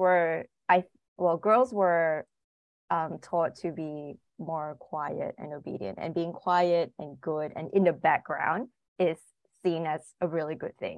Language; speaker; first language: English; non-native, local second language; Chinese